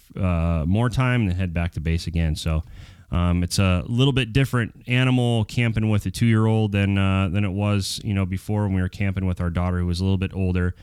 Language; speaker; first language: English; native; English